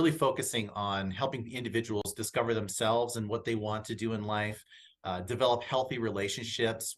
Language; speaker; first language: English; native; English